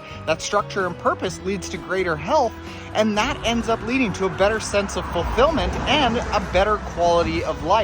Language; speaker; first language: English; native; English